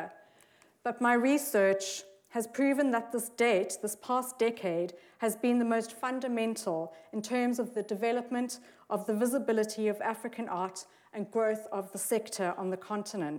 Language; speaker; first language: English; native; English